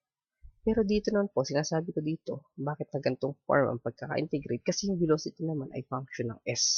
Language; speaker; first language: Filipino; native; Filipino